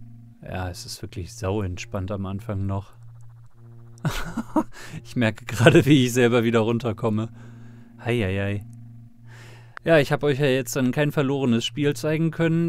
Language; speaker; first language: German; native; German